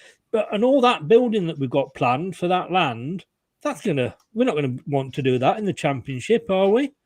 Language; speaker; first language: English; native; English